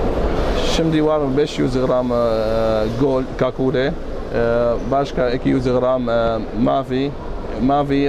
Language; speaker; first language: Turkish; non-native, learner; Arabic